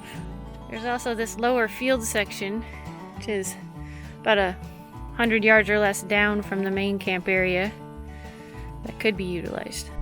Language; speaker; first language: English; native; English